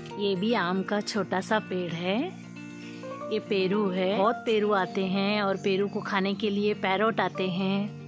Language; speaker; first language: Hindi; native; Hindi